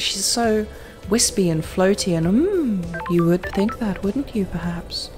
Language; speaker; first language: English; native; English